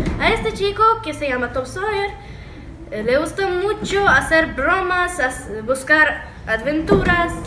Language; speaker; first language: Spanish; non-native, learner; Russian